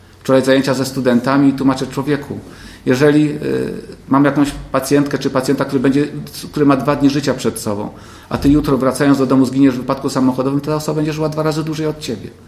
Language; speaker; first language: Polish; native; Polish